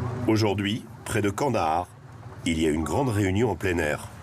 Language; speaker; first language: French; native; French